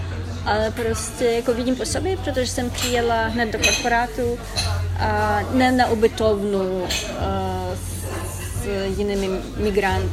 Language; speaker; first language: Czech; non-native, fluent; Ukrainian